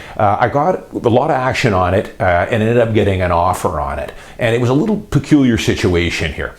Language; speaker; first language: English; native; English